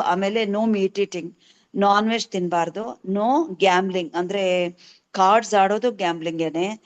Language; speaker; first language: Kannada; native; Kannada